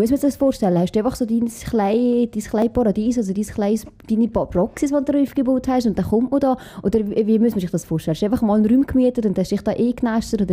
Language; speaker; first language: German; native; German